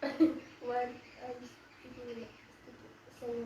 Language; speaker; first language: English; non-native, learner; Indonesian